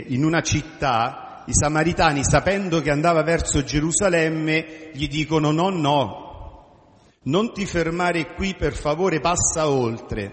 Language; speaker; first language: Italian; native; Italian